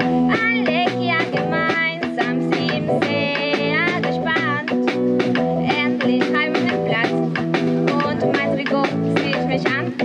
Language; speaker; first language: German; non-native, learner; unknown